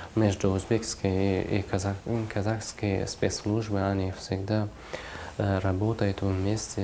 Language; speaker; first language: Russian; non-native, local second language; Uzbek